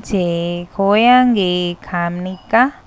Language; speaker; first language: Korean; non-native, learner; Hindi